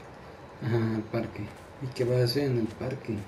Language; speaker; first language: Spanish; native; Spanish